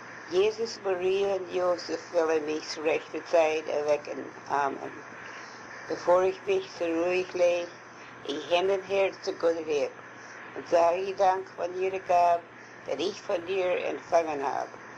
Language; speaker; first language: German; early bilingual, heritage; German